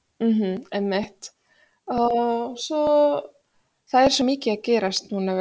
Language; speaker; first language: Icelandic; non-native, fluent; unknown